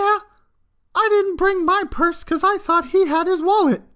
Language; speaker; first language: English; native; English